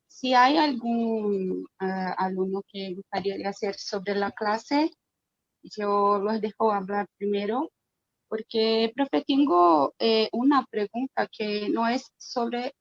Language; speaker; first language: Spanish; non-native, fluent; Portuguese